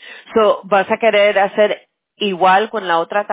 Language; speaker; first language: Spanish; early bilingual, heritage; Spanish